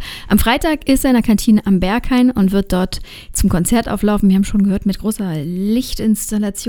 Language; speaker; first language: German; native; German